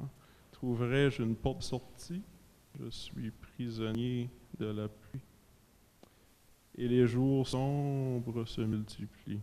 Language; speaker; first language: French; native; French